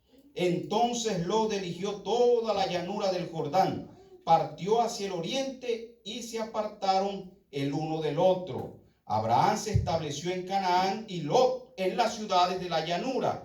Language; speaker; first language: Spanish; native; Spanish